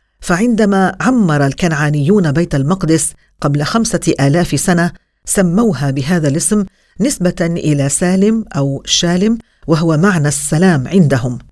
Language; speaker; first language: Arabic; native; Arabic